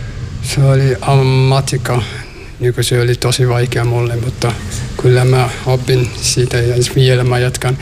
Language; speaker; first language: Finnish; non-native, learner; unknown